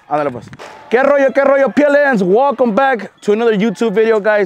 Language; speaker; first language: Spanish; early bilingual, heritage; Spanish